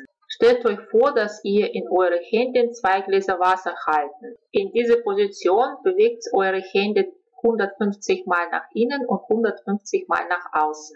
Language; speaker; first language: German; non-native, fluent; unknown